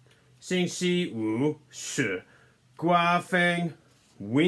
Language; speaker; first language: Chinese; non-native, learner; English